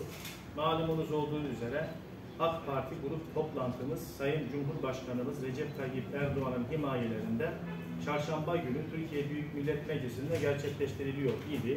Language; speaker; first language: Turkish; native; Turkish